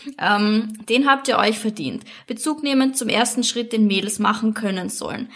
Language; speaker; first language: German; native; German